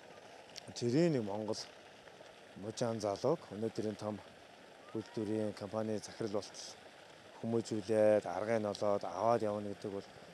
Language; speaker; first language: Mongolian; native; Mongolian